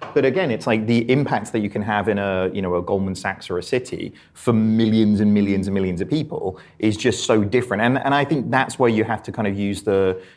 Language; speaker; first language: English; native; English